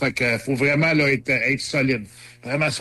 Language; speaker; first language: French; native; French